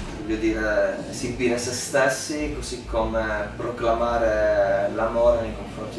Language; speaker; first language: Italian; native; Italian